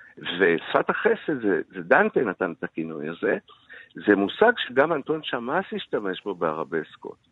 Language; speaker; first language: Hebrew; early bilingual, other home language; Arabic